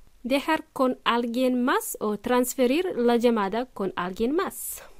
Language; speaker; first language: Spanish; native; Spanish